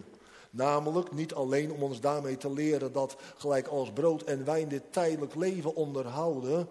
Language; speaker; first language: Dutch; native; Dutch